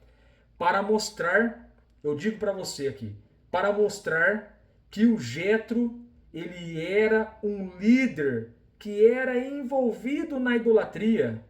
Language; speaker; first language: Portuguese; native; Portuguese